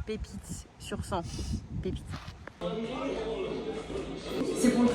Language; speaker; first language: French; native; French